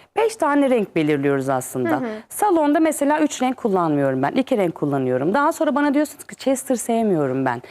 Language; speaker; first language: Turkish; native; Turkish